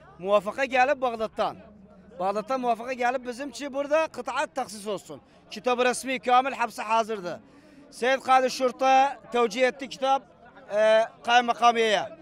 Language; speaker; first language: Turkish; native; Turkish